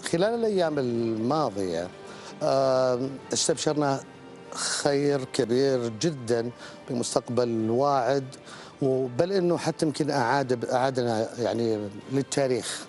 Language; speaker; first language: Arabic; native; Arabic